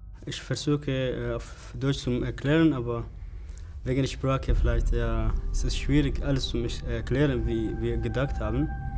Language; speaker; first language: German; non-native, learner; Oromo